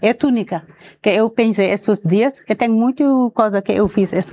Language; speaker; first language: Portuguese; non-native, learner; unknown